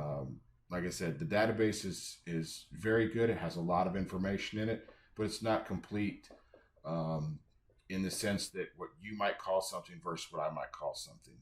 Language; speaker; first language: English; native; English